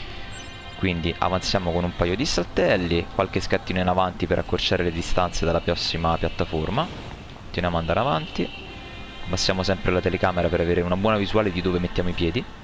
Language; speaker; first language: Italian; native; Italian